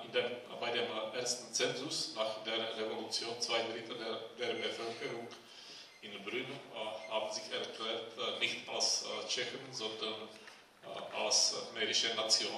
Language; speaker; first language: German; non-native, fluent; Czech